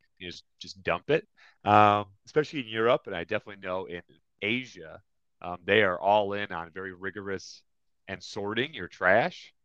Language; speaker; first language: English; native; English